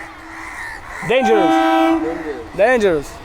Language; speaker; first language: English; non-native, learner; Italian